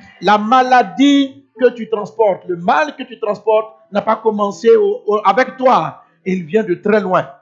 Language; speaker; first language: French; non-native, local second language; Dyula